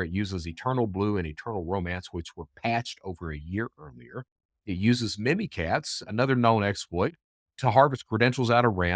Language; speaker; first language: English; native; English